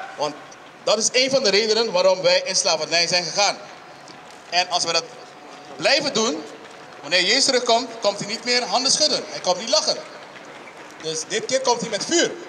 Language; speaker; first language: Dutch; non-native, local second language; Papiamento